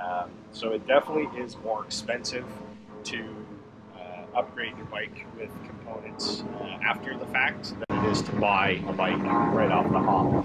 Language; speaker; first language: English; native; English